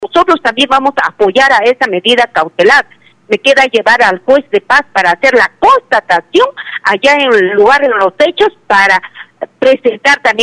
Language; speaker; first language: Spanish; native; Spanish